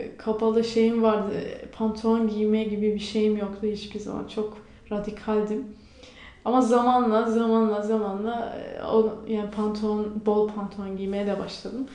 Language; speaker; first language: Turkish; non-native, local second language; Kurdish